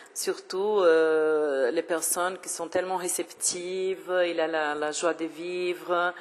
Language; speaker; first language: French; non-native, fluent; Portuguese